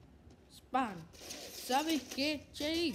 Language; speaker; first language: Spanish; early bilingual, other home language; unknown